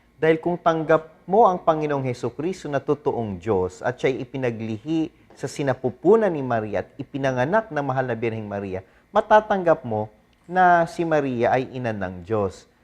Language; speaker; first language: Filipino; non-native, local second language; Bikol